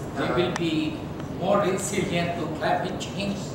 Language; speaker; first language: English; non-native, fluent; Vietnamese